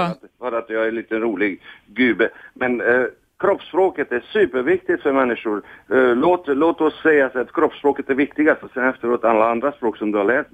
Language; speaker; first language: Swedish; non-native, fluent; Hungarian